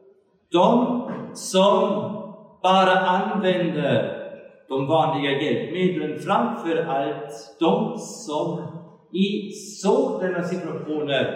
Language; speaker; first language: Swedish; non-native, fluent; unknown